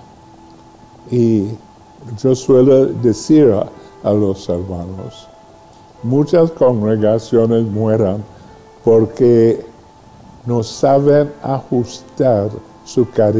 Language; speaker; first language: Spanish; non-native, fluent; English